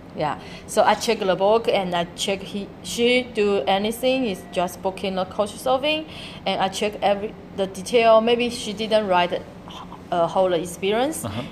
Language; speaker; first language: English; non-native, learner; Chinese